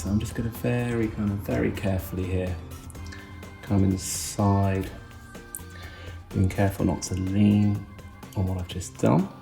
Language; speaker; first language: English; native; English